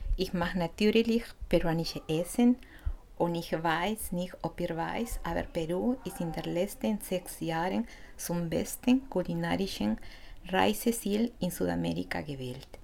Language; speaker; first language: German; non-native, fluent; Spanish